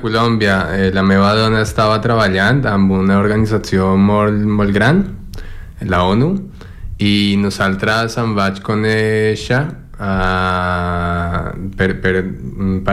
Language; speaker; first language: Catalan; non-native, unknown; Spanish